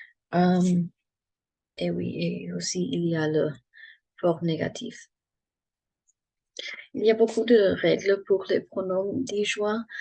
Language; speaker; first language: French; non-native, learner; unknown